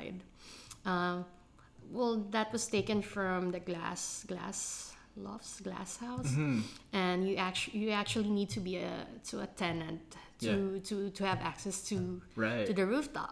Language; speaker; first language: English; non-native, local second language; Filipino